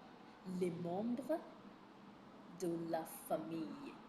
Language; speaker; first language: French; non-native, fluent; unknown